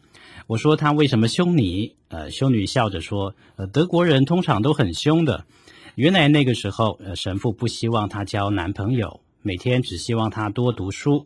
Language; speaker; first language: Chinese; native; Chinese